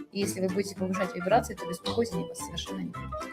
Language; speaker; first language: Russian; native; Russian